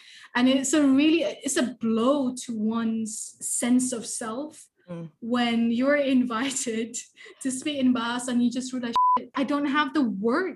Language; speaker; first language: English; native; English